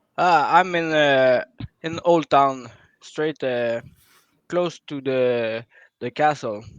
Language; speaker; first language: English; non-native, local second language; French